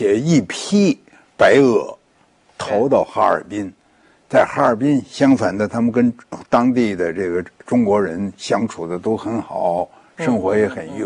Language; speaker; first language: Chinese; native; Chinese